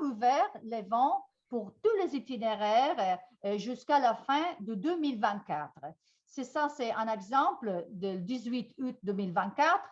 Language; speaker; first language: French; non-native, fluent; Italian